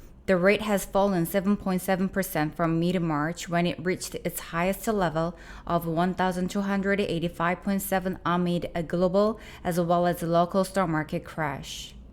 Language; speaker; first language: English; non-native, fluent; Korean